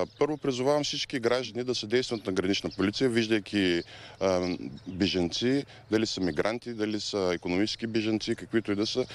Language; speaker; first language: Bulgarian; native; Bulgarian